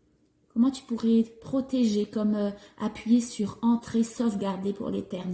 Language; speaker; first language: French; native; French